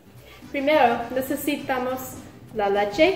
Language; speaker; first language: Spanish; non-native, learner; English